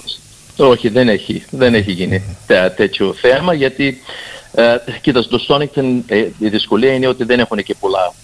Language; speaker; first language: Greek; early bilingual, heritage; Greek